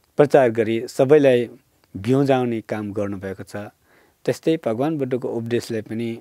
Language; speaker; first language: Nepali; non-native, local second language; Newari